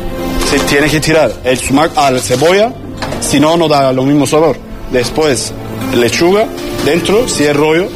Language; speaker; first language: Spanish; non-native, learner; Turkish